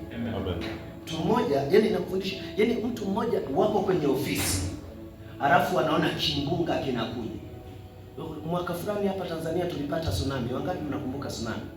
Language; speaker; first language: Swahili; native; Swahili